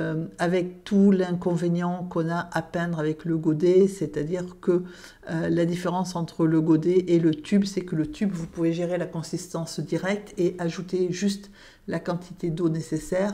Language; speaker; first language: French; native; French